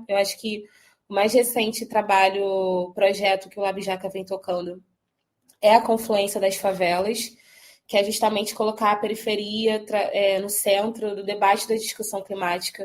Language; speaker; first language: Portuguese; native; Portuguese